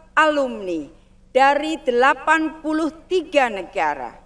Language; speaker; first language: Indonesian; native; Indonesian